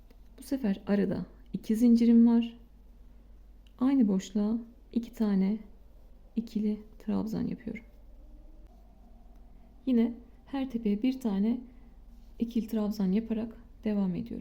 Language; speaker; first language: Turkish; native; Turkish